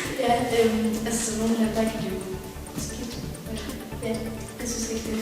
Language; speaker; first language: Danish; native; Danish